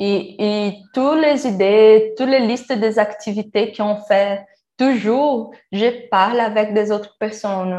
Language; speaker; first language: French; non-native, learner; Portuguese